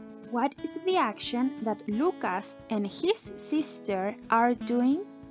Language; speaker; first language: English; non-native, fluent; Spanish